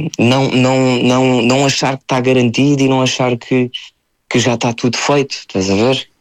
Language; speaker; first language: Portuguese; early bilingual, heritage; French